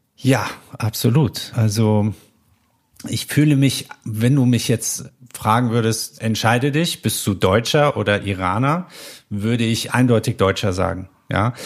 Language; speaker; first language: German; early bilingual, other home language; Persian